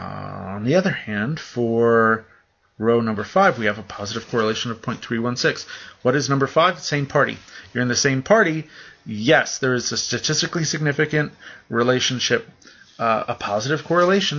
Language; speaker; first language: English; native; English